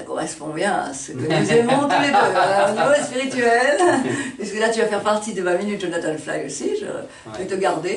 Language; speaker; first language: French; native; French